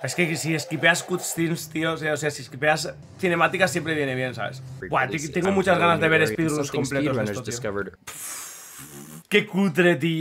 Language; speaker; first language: Spanish; native; Spanish